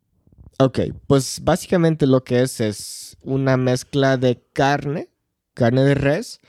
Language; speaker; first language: Spanish; non-native, fluent; English